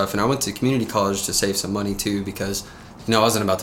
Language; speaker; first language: English; native; English